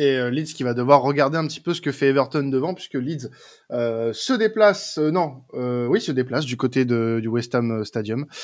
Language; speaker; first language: French; native; French